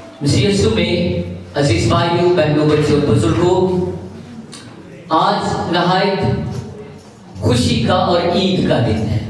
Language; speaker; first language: Urdu; non-native, local second language; Punjabi